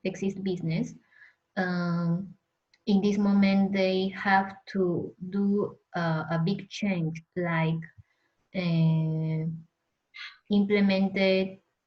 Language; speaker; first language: English; non-native, learner; Spanish